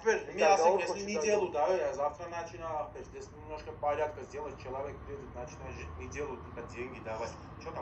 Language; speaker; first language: Russian; non-native, learner; Tajik